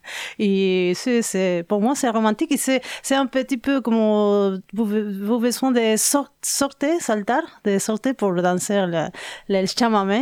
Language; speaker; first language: French; non-native, learner; Spanish